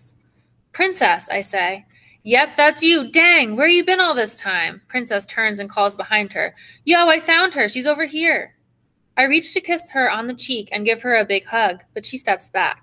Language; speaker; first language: English; native; English